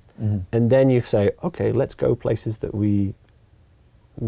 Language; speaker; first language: English; native; English